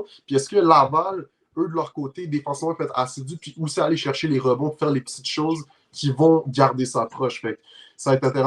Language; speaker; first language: French; native; French